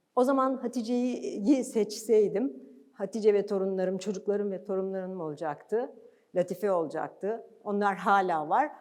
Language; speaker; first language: Turkish; native; Turkish